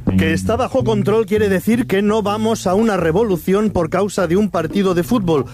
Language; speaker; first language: Spanish; native; Spanish